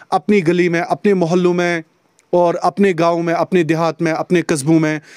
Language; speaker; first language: Hindi; non-native, local second language; Kashmiri